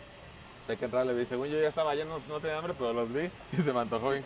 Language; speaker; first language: Spanish; native; Spanish